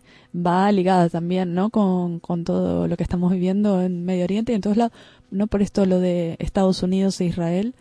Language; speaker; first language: Spanish; native; Spanish